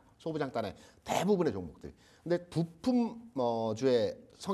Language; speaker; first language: Korean; native; Korean